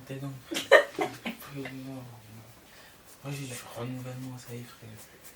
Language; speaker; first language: French; native; French